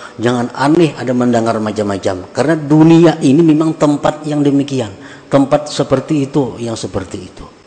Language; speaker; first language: Indonesian; non-native, local second language; Banjar